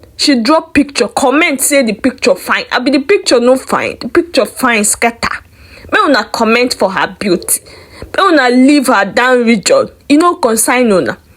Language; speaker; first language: Nigerian Pidgin; non-native, local second language; Igbo